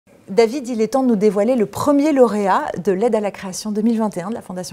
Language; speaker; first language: French; native; French